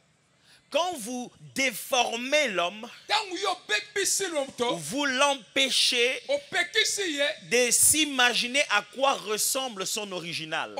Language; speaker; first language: French; non-native, local second language; Lingala